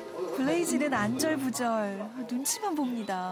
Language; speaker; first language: Korean; native; Korean